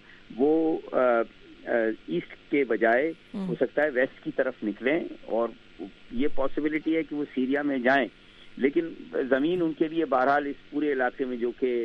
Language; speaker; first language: Urdu; native; Urdu